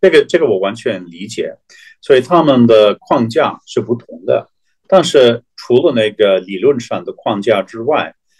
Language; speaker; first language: Chinese; non-native, fluent; English